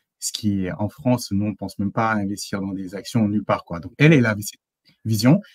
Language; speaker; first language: French; native; French